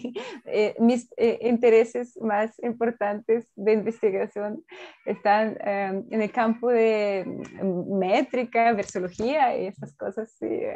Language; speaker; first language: Spanish; non-native, fluent; Russian